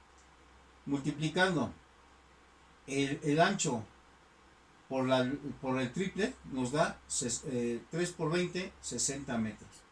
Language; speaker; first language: Spanish; native; Spanish